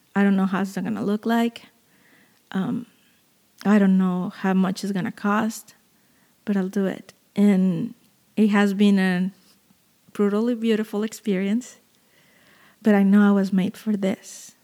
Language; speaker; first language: English; non-native, fluent; Spanish